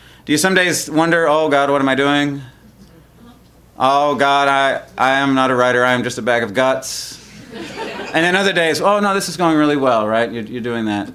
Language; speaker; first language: English; early bilingual, other home language; Spanish